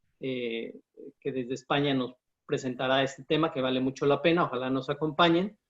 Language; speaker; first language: Spanish; native; Spanish